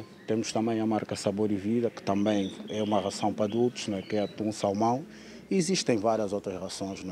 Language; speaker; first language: Portuguese; native; Portuguese